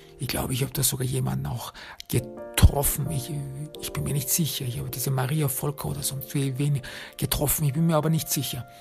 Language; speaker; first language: German; early bilingual, other home language; Turkish